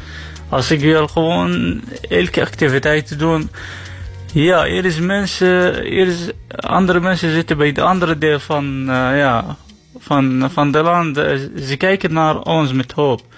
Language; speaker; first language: Dutch; non-native, learner; Arabic